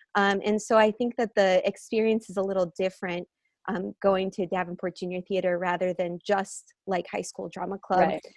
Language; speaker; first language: English; native; English